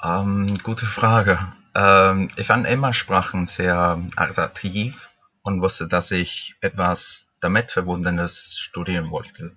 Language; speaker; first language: German; non-native, fluent; Spanish